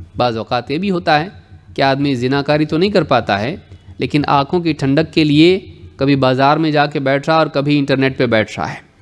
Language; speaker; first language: Urdu; native; Urdu